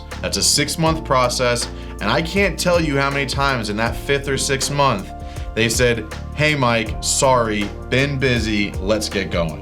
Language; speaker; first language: English; native; English